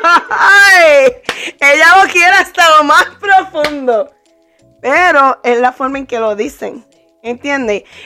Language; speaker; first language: Spanish; early bilingual, heritage; Spanish